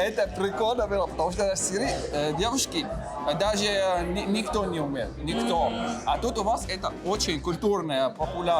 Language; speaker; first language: Russian; non-native, learner; Arabic